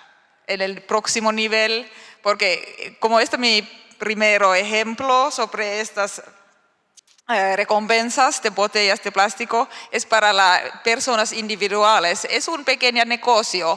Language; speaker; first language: Spanish; non-native, learner; Finnish